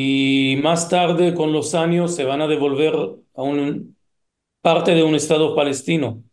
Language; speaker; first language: Spanish; non-native, fluent; Hebrew